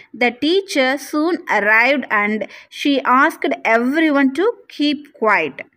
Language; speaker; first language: English; non-native, local second language; Tamil